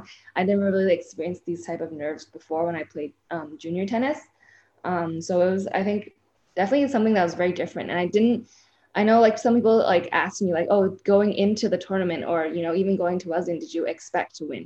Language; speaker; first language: English; non-native, local second language; Cantonese